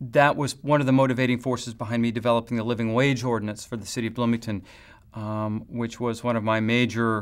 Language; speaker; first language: English; native; English